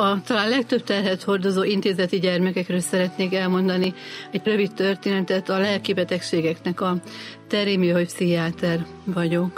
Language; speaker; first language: Hungarian; native; Hungarian